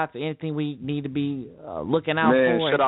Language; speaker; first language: English; native; English